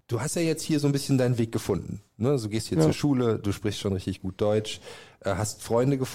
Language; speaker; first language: German; native; German